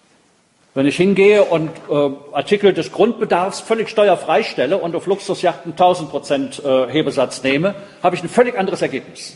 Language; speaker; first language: German; native; German